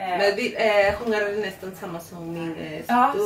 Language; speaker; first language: Swedish; non-native, learner; Spanish